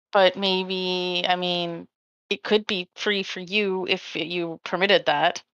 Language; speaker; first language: English; native; English